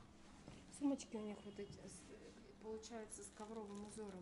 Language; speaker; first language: Russian; native; Russian